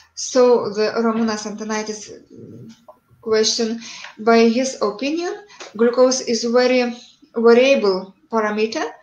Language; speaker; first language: English; non-native, learner; Lithuanian